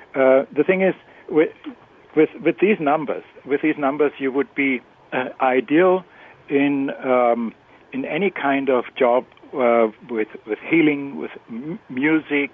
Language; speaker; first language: English; non-native, fluent; German